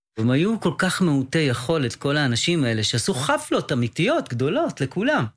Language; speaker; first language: Hebrew; native; Hebrew